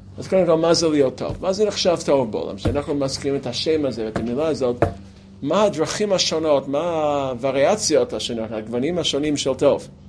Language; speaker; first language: Hebrew; non-native, fluent; English